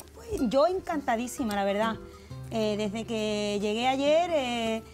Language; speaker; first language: Spanish; native; Spanish